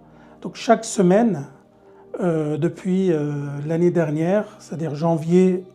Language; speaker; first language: French; early bilingual, other home language; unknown